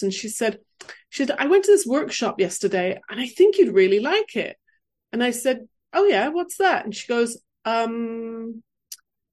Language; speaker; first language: English; native; English